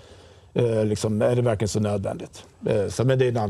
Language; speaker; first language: Swedish; native; Swedish